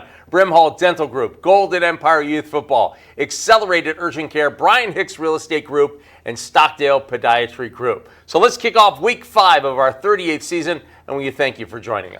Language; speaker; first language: English; native; English